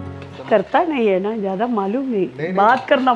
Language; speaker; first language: Hindi; non-native, local second language; Malayalam